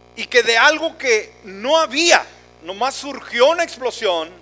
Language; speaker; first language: Spanish; native; Spanish